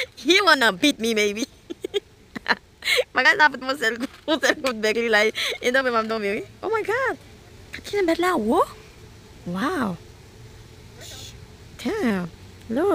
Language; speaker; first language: English; non-native, learner; Haitian Creole